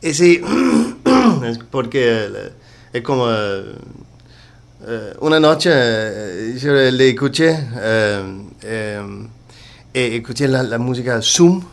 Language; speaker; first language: Spanish; non-native, learner; Danish